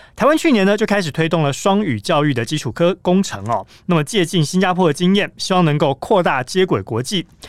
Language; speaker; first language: Chinese; native; Chinese